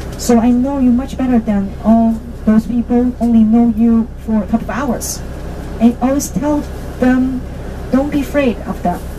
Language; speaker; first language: English; non-native, learner; Chinese